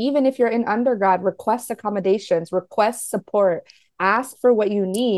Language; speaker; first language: English; early bilingual, other home language; Spanish